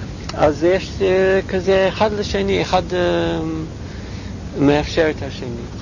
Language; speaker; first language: Hebrew; non-native, fluent; English